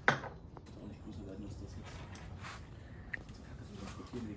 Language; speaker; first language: German; native; German